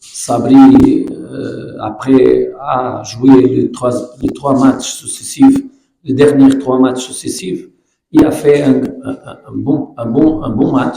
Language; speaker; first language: French; non-native, learner; Portuguese